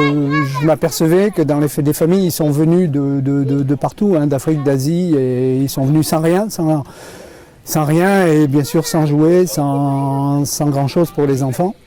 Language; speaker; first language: French; native; French